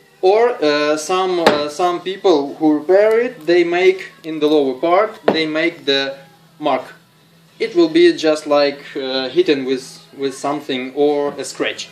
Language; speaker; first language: English; non-native, fluent; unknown